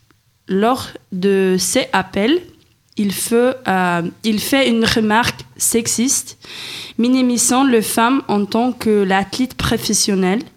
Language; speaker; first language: French; non-native, fluent; Swedish